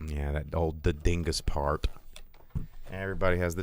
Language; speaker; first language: English; native; English